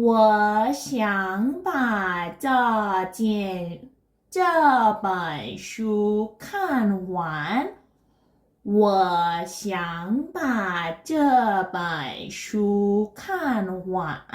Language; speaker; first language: Chinese; non-native, fluent; Korean